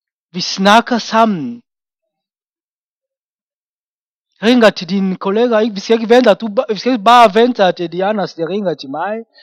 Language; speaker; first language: Danish; non-native, fluent; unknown